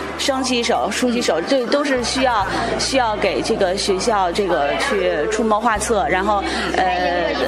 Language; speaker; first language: Chinese; native; Chinese